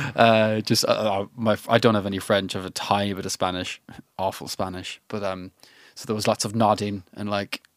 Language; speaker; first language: English; native; English